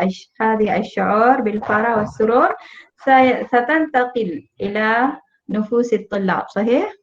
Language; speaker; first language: Arabic; non-native, fluent; Malay